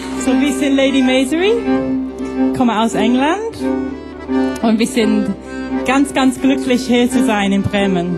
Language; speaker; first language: German; non-native, learner; English